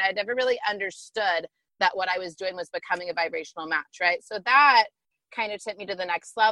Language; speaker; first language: English; native; English